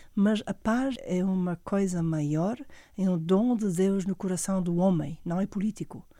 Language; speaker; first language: Portuguese; non-native, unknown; German